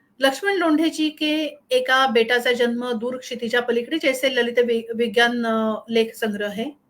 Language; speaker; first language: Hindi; non-native, local second language; Marathi